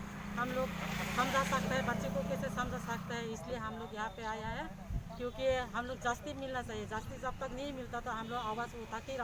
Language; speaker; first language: Hindi; non-native, local second language; Kok Borok